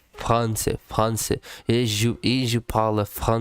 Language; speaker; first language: French; non-native, learner; English